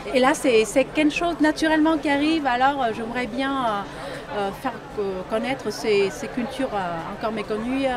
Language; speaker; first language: French; non-native, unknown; Vietnamese